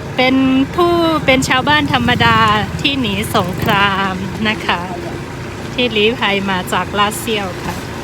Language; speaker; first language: Thai; non-native, fluent; Shan